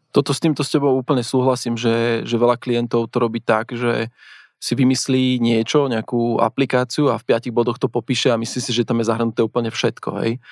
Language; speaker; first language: Slovak; native; Slovak